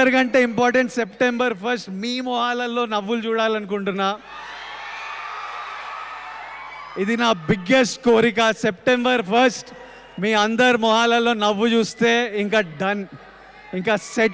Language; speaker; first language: Telugu; native; Telugu